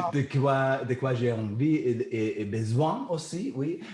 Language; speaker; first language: French; non-native, learner; German